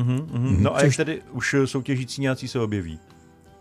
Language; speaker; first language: Czech; native; Czech